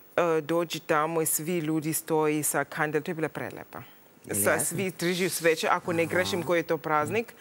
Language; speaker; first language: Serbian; non-native, learner; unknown